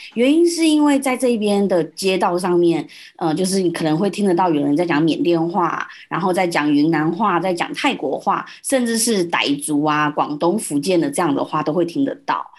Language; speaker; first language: Chinese; early bilingual, heritage; Chinese